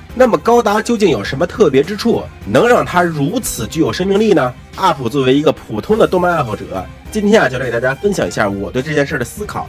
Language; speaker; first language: Chinese; native; Chinese